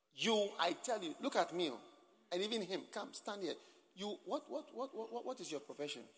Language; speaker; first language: English; non-native, local second language; Akan